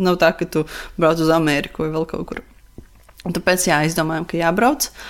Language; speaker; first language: Latvian; non-native, local second language; Russian